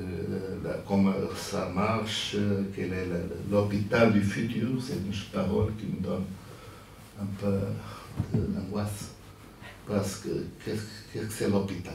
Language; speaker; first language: French; non-native, fluent; Portuguese